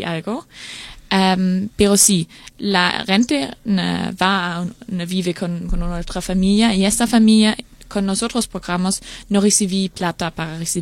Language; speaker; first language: Spanish; non-native, learner; German